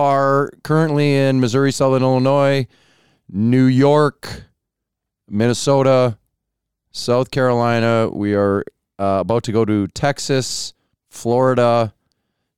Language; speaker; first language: English; native; English